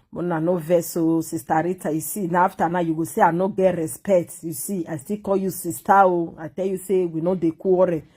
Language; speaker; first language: Nigerian Pidgin; native; Nigerian Pidgin